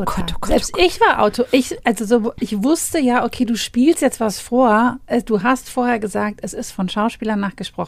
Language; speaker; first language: German; native; German